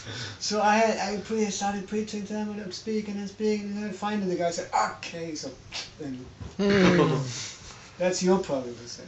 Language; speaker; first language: English; non-native, fluent; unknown